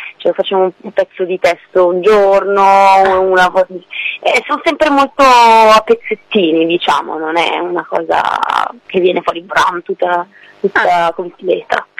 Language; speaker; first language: Italian; non-native, fluent; English